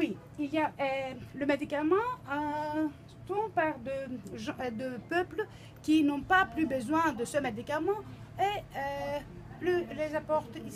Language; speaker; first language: French; non-native, learner; Greek